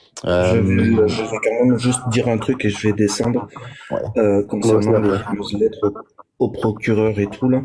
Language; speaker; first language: French; native; French